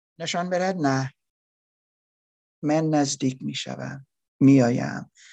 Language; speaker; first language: Persian; non-native, learner; German